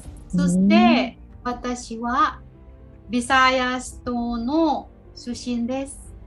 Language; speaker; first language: Japanese; non-native, local second language; Filipino